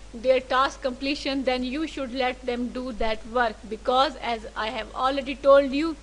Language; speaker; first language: English; non-native, local second language; Urdu